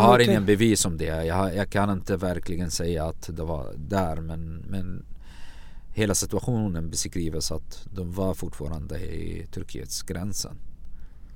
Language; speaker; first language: Swedish; non-native, fluent; Arabic